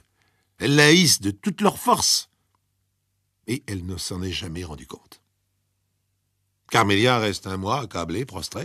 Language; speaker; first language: French; native; French